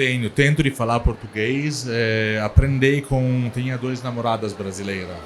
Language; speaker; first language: Portuguese; non-native, learner; Italian